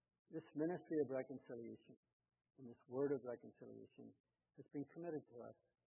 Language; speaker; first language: English; native; English